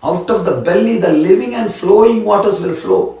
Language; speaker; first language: English; non-native, local second language; Tamil